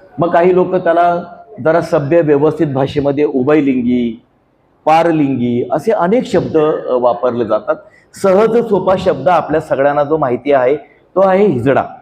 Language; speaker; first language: Marathi; native; Marathi